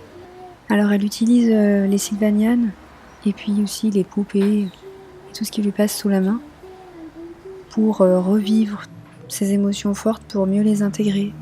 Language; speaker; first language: French; native; French